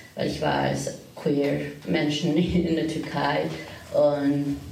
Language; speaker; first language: German; non-native, fluent; Turkish